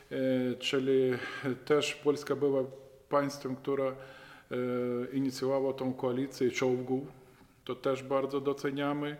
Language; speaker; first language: Polish; non-native, fluent; Ukrainian